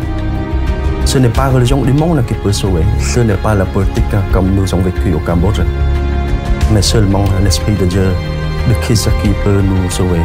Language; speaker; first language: French; non-native, learner; Khmer